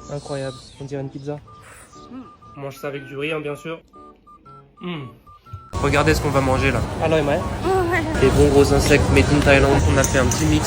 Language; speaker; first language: French; native; French